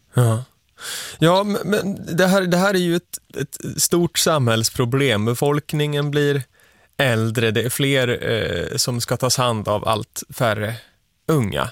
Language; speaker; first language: Swedish; native; Swedish